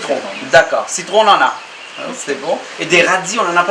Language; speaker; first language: French; native; French